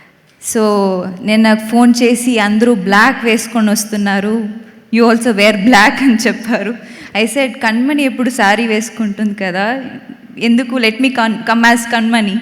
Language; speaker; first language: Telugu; non-native, learner; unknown